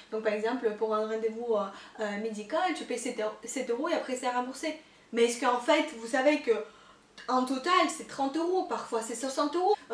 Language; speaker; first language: French; non-native, fluent; Russian